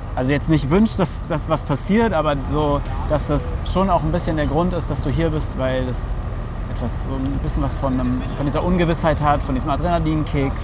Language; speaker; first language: German; native; German